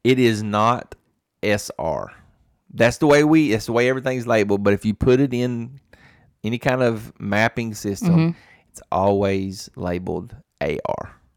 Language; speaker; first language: English; native; English